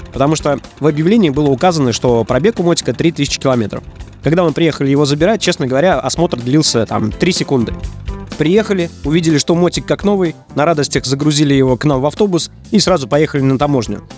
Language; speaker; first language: Russian; native; Russian